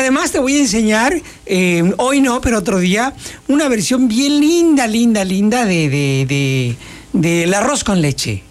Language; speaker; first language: Spanish; native; Spanish